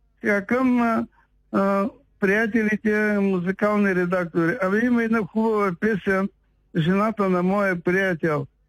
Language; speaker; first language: Bulgarian; native; Bulgarian